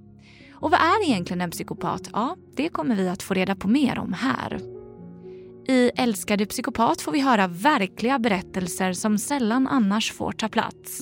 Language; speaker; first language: Swedish; native; Swedish